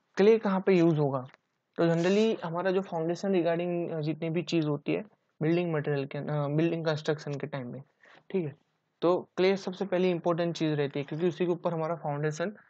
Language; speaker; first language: Hindi; non-native, local second language; Gujarati